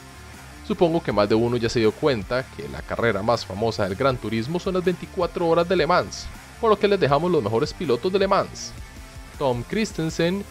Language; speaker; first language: Spanish; native; Spanish